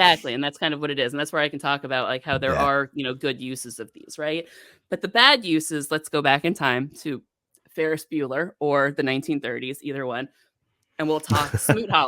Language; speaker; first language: English; native; English